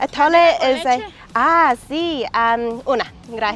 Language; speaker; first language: Spanish; non-native, learner; English